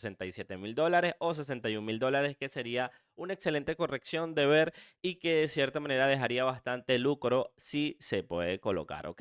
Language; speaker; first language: Spanish; native; Spanish